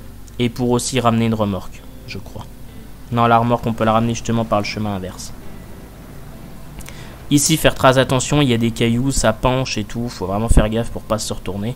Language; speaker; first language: French; native; French